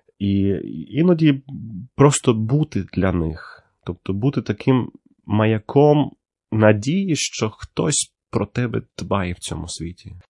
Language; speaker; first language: Ukrainian; early bilingual, heritage; Ukrainian